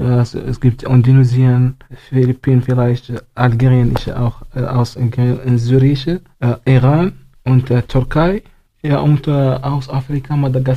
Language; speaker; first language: German; non-native, learner; Arabic